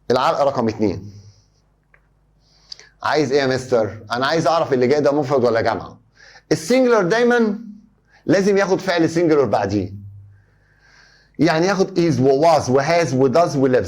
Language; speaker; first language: Arabic; native; Arabic